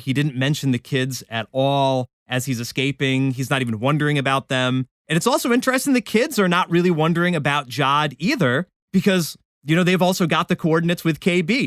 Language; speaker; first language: English; native; English